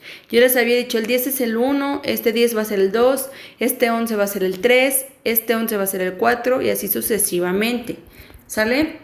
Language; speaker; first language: Spanish; native; Spanish